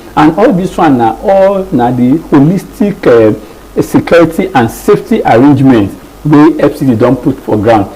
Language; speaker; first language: Nigerian Pidgin; non-native, local second language; Yoruba